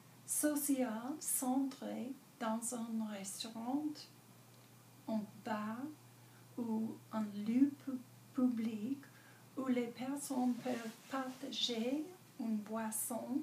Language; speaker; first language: French; non-native, learner; English